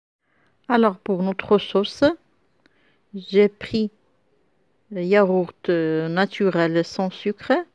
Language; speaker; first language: French; non-native, local second language; Arabic